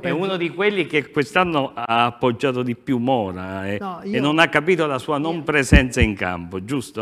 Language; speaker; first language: Italian; native; Italian